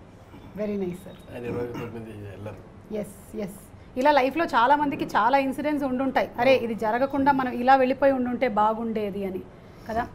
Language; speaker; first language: Telugu; native; Telugu